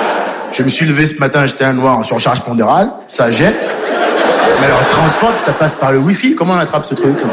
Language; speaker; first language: French; native; French